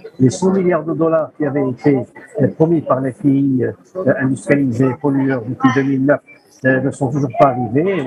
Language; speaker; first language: French; non-native, local second language; Arabic